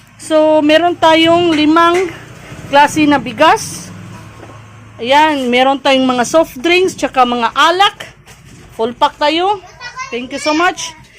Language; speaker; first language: Filipino; non-native, local second language; Cebuano